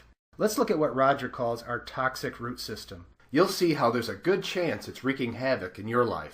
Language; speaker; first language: English; native; English